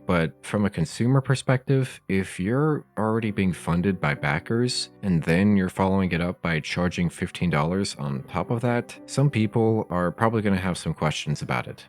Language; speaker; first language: English; native; English